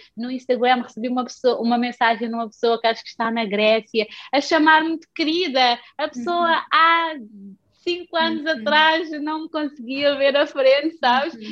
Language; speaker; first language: Portuguese; non-native, local second language; Kabuverdianu